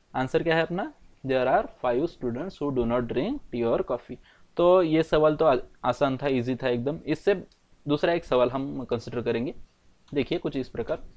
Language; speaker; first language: Hindi; non-native, local second language; Marathi